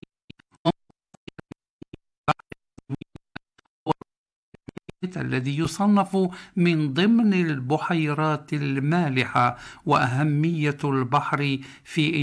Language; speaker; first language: Arabic; native; Arabic